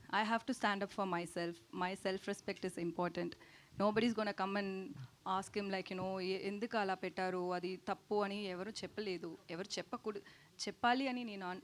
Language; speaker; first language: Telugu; non-native, fluent; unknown